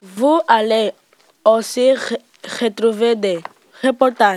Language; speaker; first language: French; non-native, learner; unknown